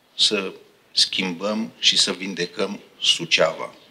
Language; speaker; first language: Romanian; non-native, fluent; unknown